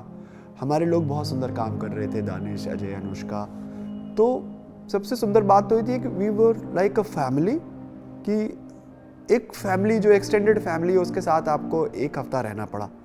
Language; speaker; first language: Hindi; native; Hindi